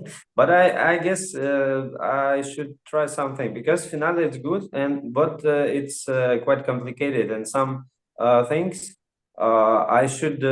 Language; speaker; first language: English; non-native, fluent; Russian